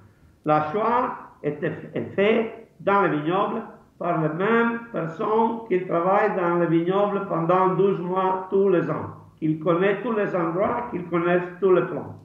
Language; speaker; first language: French; non-native, fluent; Italian